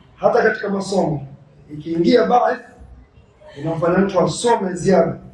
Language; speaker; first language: Swahili; native; Swahili